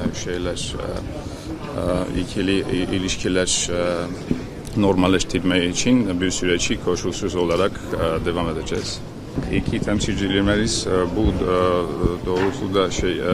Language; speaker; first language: Turkish; non-native, fluent; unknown